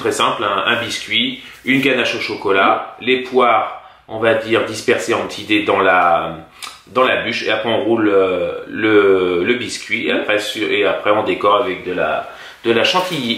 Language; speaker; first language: French; native; French